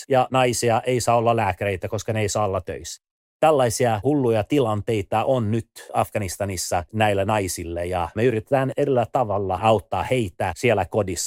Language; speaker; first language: Finnish; early bilingual, other home language; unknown